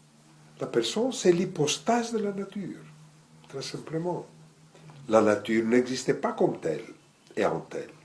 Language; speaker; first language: French; non-native, fluent; Greek